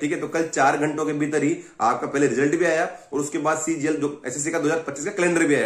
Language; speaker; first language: Hindi; native; Hindi